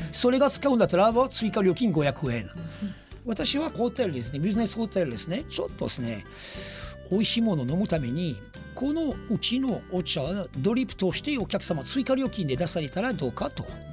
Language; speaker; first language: Japanese; non-native, fluent; French